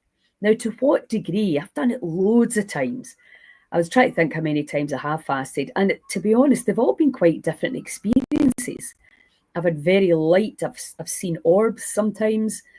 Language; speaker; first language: English; native; English